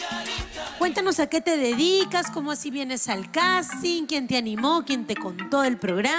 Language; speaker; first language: Spanish; native; Spanish